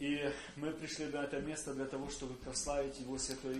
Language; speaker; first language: Polish; non-native, learner; Russian